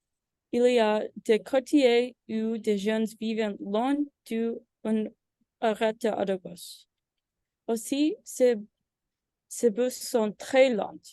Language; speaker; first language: French; non-native, learner; English